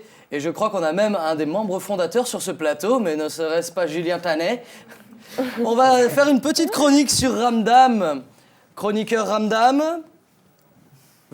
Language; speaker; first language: French; native; French